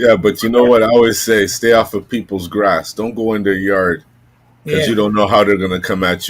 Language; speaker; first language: English; native; English